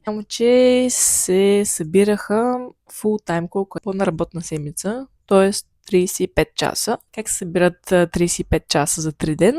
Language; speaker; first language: Bulgarian; native; Bulgarian